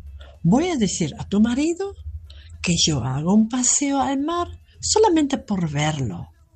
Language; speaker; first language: Spanish; non-native, fluent; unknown